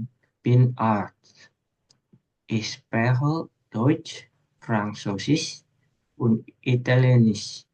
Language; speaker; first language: German; non-native, learner; Indonesian